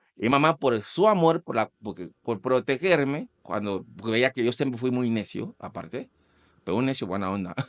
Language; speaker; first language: Spanish; non-native, fluent; Portuguese